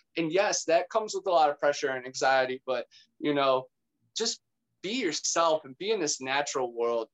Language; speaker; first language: English; native; English